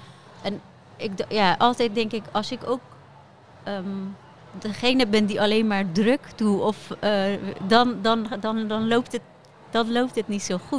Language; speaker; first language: Dutch; non-native, fluent; Persian